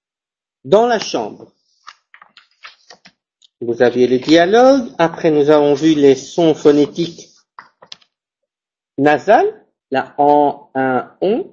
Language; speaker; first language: French; non-native, fluent; Spanish